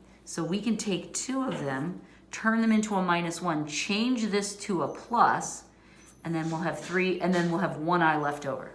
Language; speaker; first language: English; native; English